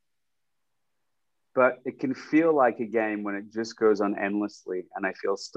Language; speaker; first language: English; native; English